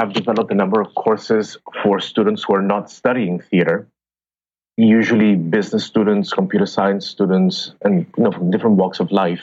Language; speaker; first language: English; non-native, fluent; Spanish